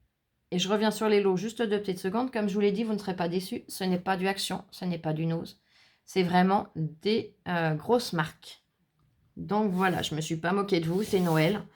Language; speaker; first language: French; native; French